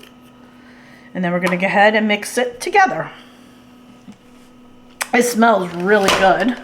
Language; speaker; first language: English; native; English